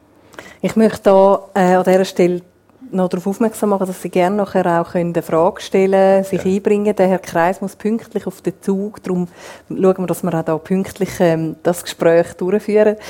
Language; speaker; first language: German; native; German